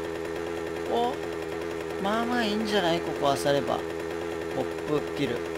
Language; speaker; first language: Japanese; native; Japanese